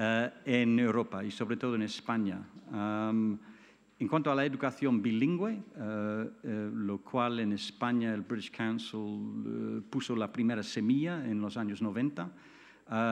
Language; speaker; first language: Spanish; non-native, fluent; English